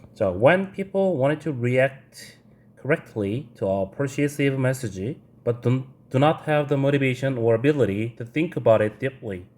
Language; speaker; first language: English; non-native, fluent; Korean